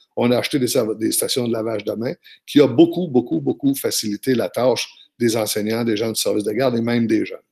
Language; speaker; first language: French; native; French